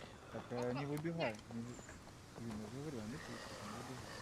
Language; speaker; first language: Russian; native; Russian